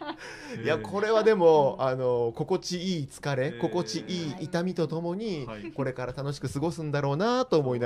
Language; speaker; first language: Japanese; native; Japanese